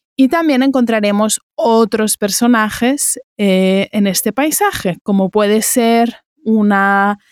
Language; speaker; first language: Spanish; native; Spanish